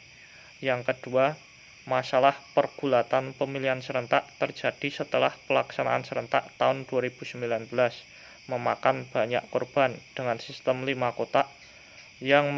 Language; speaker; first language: Indonesian; native; Indonesian